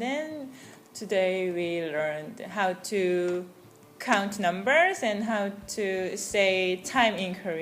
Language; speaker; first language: English; non-native, fluent; Korean